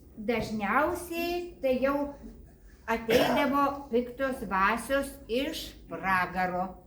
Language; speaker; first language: Lithuanian; native; Lithuanian